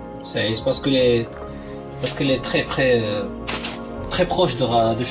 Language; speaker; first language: French; non-native, fluent; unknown